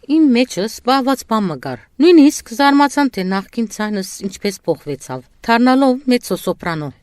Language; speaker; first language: Armenian; early bilingual, heritage; Armenian